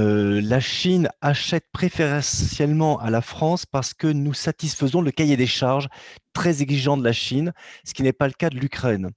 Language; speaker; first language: French; native; French